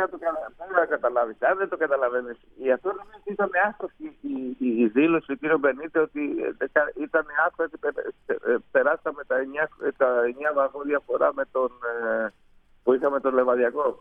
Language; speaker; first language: Greek; non-native, fluent; Spanish